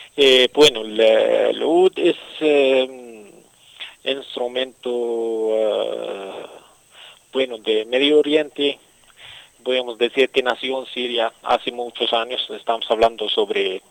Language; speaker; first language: Spanish; non-native, fluent; Arabic